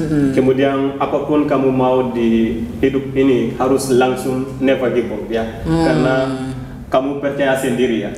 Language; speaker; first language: Indonesian; non-native, fluent; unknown